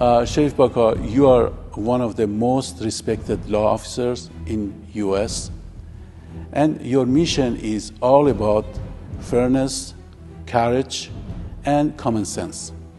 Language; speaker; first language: English; non-native, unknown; Persian